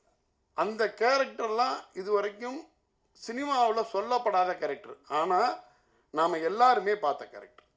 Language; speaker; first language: Tamil; native; Tamil